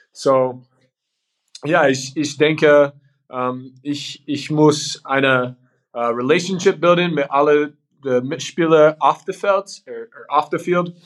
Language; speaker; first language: German; non-native, learner; English